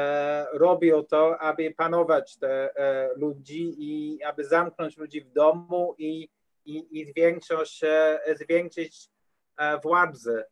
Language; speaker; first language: Polish; non-native, learner; English